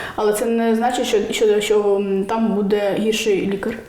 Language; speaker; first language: Ukrainian; non-native, local second language; Russian